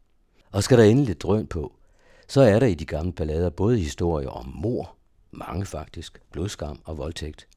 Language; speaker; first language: Danish; native; Danish